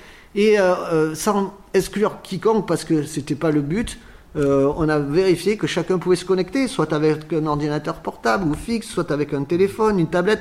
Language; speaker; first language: French; native; French